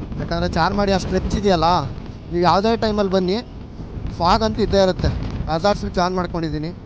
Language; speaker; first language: Kannada; native; Kannada